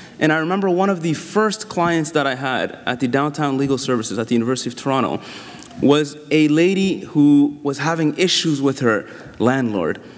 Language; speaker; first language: English; native; English